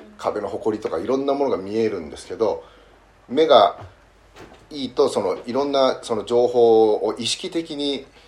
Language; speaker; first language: Japanese; early bilingual, heritage; Japanese